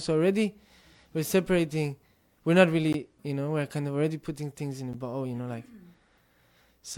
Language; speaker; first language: English; non-native, fluent; Tibetan